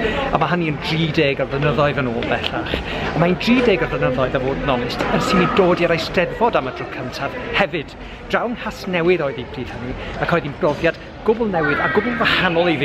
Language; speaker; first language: Welsh; non-native, fluent; English